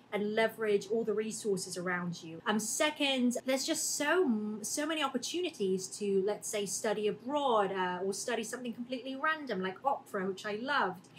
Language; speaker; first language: English; early bilingual, other home language; Korean